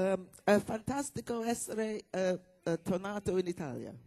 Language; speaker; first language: Italian; non-native, learner; English